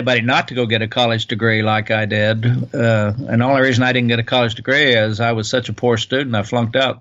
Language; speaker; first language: English; native; English